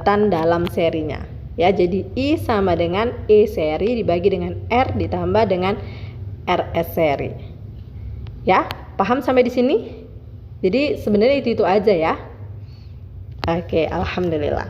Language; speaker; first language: Indonesian; native; Indonesian